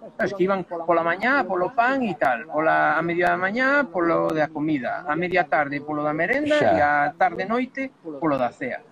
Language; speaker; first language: Galician; non-native, local second language; Spanish